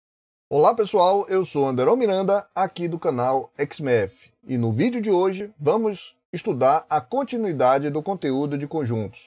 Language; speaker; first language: Portuguese; native; Portuguese